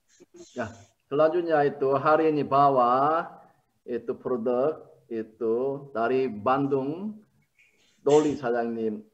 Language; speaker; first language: Indonesian; non-native, learner; Korean